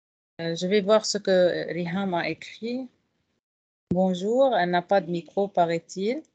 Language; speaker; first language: French; non-native, fluent; Arabic